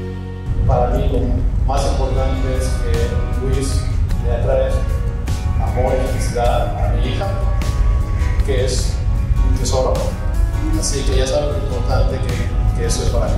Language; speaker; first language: Spanish; native; Spanish